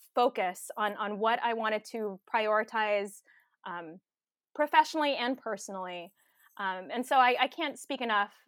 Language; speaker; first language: English; early bilingual, other home language; Filipino